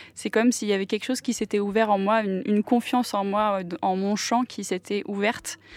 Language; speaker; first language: French; non-native, local second language; English